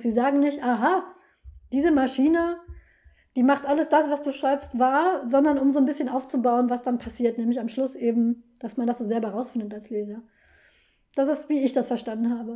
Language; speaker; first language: German; native; German